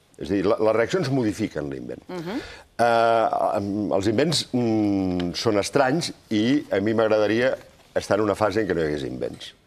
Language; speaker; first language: Catalan; native; Catalan